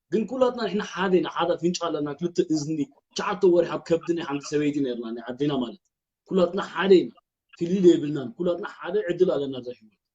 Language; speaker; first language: Tigrinya; early bilingual, heritage; Tigrinya